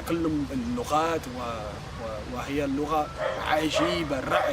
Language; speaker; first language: Arabic; non-native, fluent; Spanish